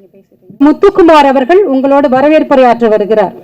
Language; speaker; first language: Tamil; native; Tamil